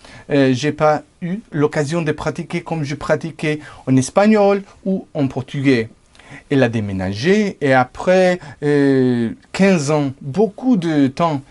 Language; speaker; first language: French; non-native, fluent; English